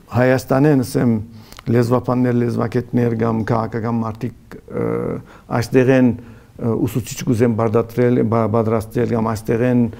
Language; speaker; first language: Armenian; early bilingual, heritage; Armenian